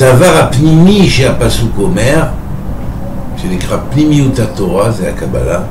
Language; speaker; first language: Hebrew; non-native, fluent; French